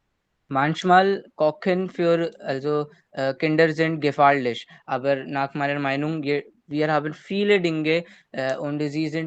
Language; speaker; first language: German; non-native, learner; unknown